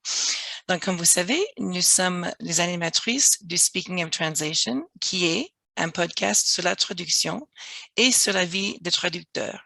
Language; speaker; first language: French; non-native, fluent; English